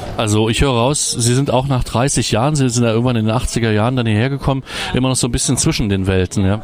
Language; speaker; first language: German; native; German